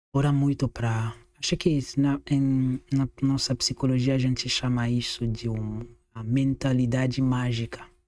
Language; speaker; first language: Portuguese; non-native, fluent; Haitian Creole